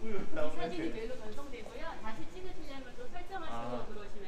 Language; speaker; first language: Korean; native; Korean